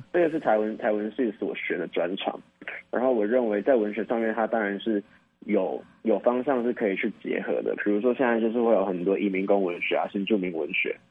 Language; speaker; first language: Chinese; native; Chinese